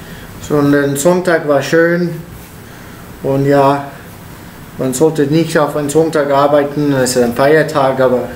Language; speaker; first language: German; non-native, learner; Italian